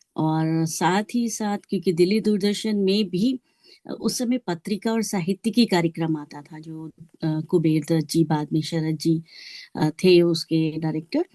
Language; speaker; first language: Hindi; native; Hindi